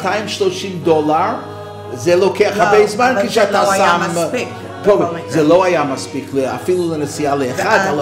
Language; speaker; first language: Hebrew; non-native, fluent; English